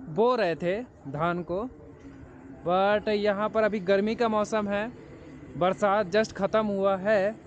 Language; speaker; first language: Hindi; native; Hindi